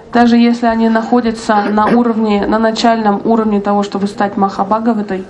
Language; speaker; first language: Russian; native; Russian